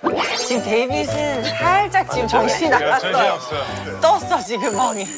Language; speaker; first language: Korean; native; Korean